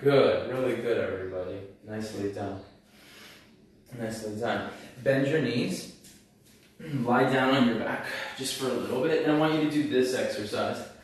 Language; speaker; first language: English; native; English